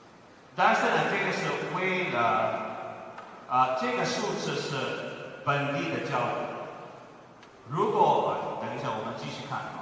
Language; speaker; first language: Chinese; non-native, fluent; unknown